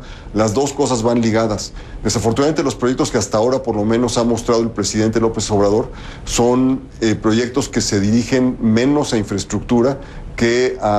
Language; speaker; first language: Spanish; native; Spanish